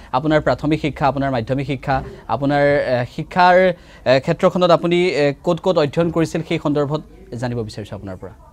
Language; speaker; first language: Assamese; native; Assamese